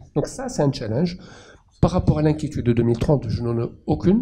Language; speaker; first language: French; non-native, local second language; Arabic